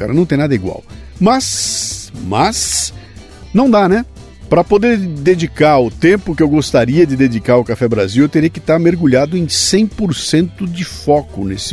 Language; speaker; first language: Portuguese; native; Portuguese